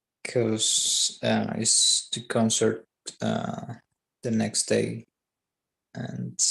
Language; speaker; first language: English; non-native, learner; Spanish